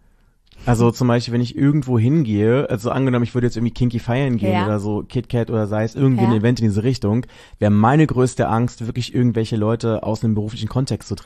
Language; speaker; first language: German; native; German